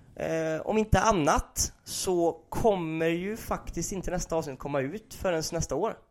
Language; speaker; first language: Swedish; native; Swedish